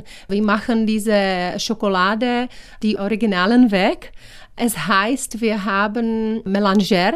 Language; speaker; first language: German; non-native, learner; Czech